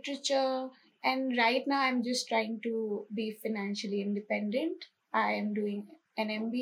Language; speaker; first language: English; non-native, local second language; Hindi